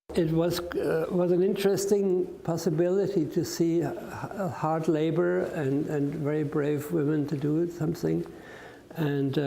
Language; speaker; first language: English; non-native, fluent; German